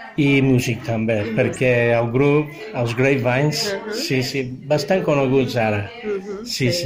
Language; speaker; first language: Catalan; non-native, fluent; English